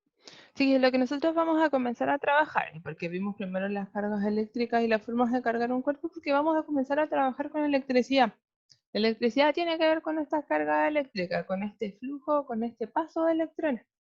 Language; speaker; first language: Spanish; native; Spanish